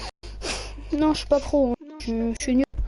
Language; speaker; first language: French; native; French